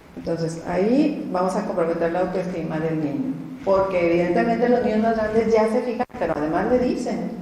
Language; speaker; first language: Spanish; native; Spanish